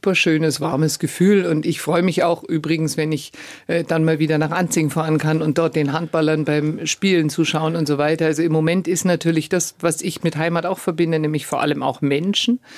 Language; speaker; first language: German; native; German